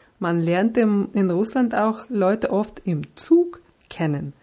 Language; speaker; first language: German; non-native, fluent; Russian